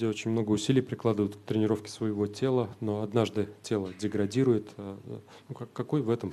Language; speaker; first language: Russian; native; Russian